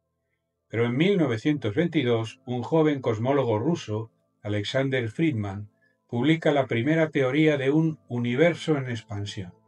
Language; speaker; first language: Spanish; native; Spanish